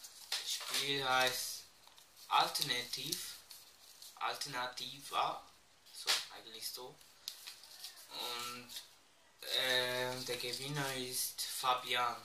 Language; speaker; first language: German; early bilingual, other home language; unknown